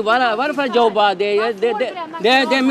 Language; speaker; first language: Swedish; non-native, learner; Urdu